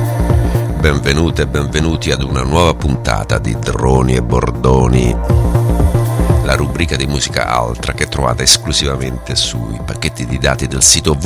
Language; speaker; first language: Italian; native; Italian